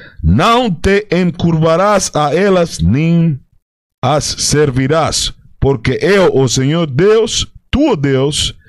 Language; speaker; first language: Portuguese; non-native, fluent; Spanish